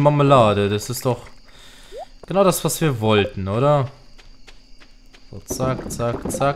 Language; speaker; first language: German; native; German